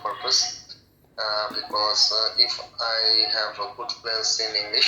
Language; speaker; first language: English; non-native, local second language; Bangla